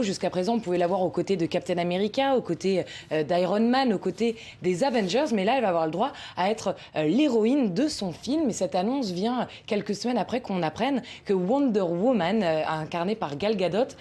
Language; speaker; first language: French; native; French